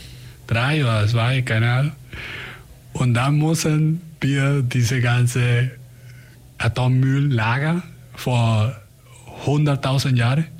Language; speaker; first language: German; non-native, fluent; Spanish